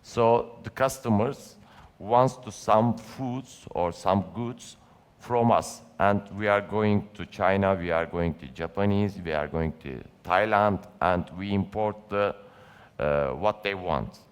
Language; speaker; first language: English; non-native, learner; Turkish